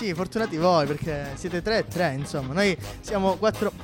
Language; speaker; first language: Italian; native; Italian